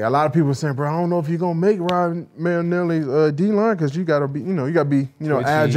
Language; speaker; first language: English; native; English